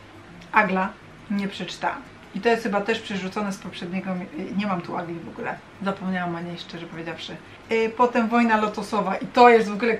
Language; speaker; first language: Polish; native; Polish